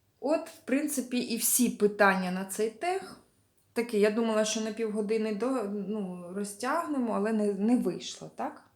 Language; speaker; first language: Ukrainian; non-native, local second language; Russian